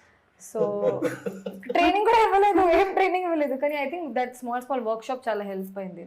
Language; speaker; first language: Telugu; non-native, fluent; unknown